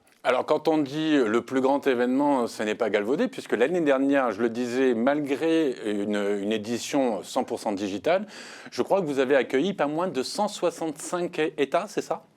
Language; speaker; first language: French; native; French